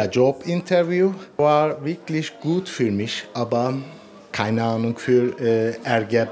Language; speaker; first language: German; non-native, learner; Turkish